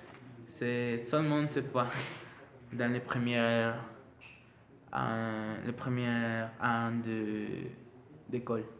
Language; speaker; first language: French; non-native, learner; Spanish